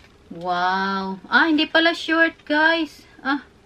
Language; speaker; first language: English; non-native, local second language; Filipino